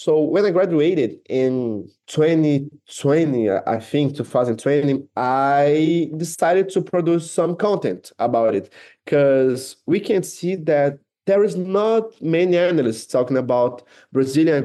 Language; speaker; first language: English; non-native, fluent; Portuguese